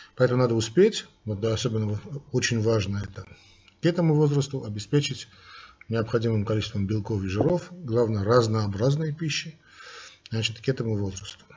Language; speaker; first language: Russian; non-native, local second language; Armenian